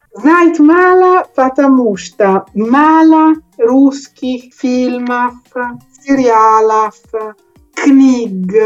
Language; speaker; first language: Russian; non-native, learner; Italian